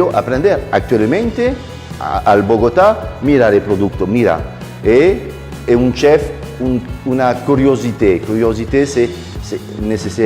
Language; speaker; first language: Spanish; non-native, learner; French